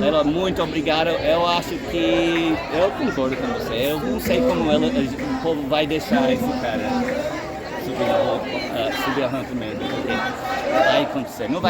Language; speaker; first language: Portuguese; non-native, fluent; English